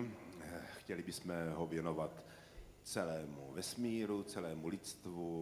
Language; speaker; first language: Czech; native; Czech